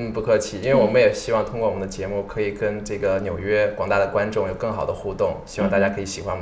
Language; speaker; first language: Chinese; native; Chinese